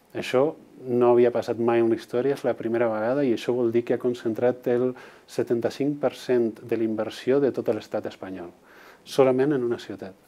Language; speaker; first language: Catalan; non-native, local second language; Spanish